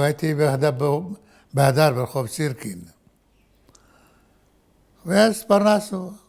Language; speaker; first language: Hebrew; non-native, fluent; Arabic